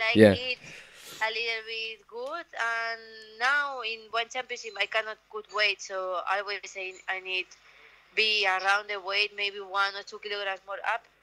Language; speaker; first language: English; non-native, learner; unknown